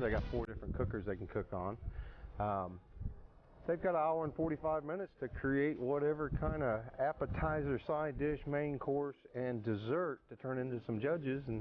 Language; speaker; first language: English; native; English